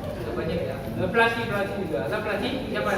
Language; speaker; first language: Indonesian; non-native, learner; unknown